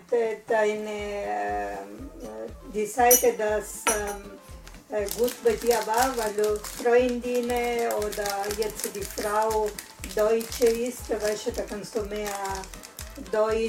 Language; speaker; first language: German; non-native, learner; Italian